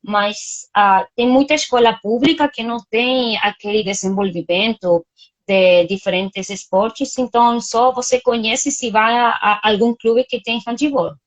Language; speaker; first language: Portuguese; non-native, fluent; Spanish